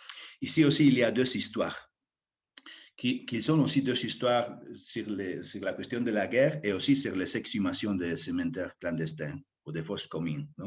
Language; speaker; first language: French; non-native, fluent; Spanish